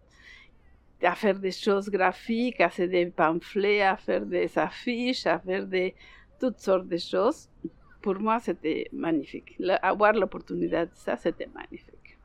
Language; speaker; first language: French; non-native, learner; Spanish